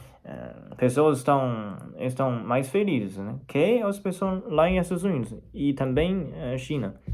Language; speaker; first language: Portuguese; non-native, fluent; Chinese